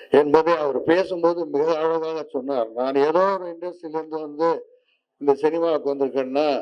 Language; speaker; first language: Tamil; native; Tamil